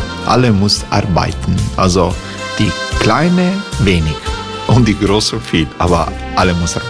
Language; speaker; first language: German; non-native, fluent; Croatian